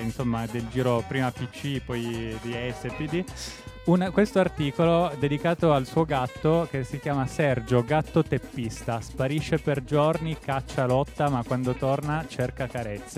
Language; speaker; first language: Italian; native; Italian